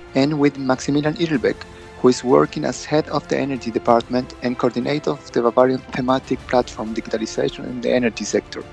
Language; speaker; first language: English; non-native, fluent; Spanish